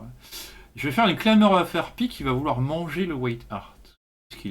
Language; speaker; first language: French; native; French